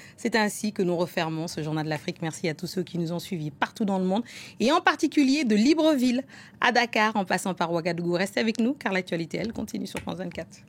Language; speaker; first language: French; non-native, local second language; Wolof